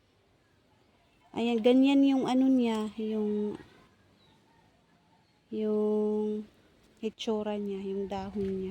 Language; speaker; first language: Filipino; native; Filipino